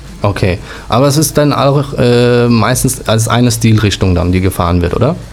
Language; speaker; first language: German; native; German